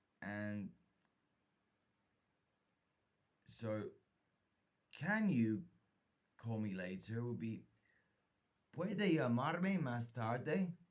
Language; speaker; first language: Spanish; non-native, fluent; English